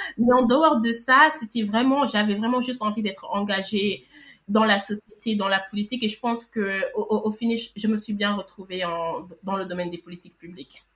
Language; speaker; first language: French; non-native, local second language; Wolof